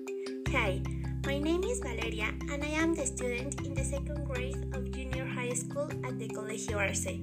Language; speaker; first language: English; non-native, learner; Spanish